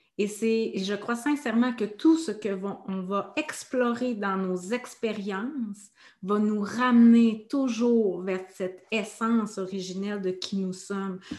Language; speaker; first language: French; native; French